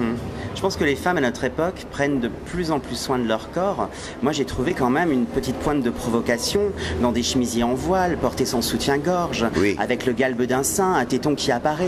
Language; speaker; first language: French; native; French